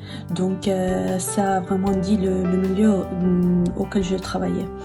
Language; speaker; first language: French; non-native, fluent; Italian